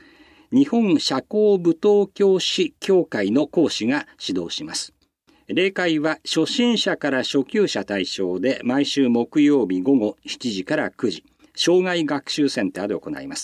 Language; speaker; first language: Japanese; native; Japanese